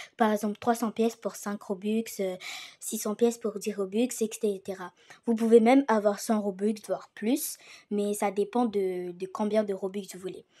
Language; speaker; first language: French; native; French